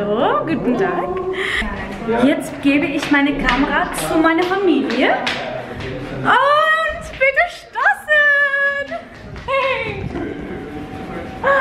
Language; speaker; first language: German; non-native, fluent; Dutch